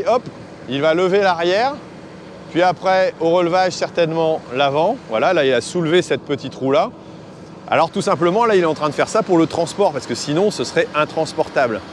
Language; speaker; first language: French; native; French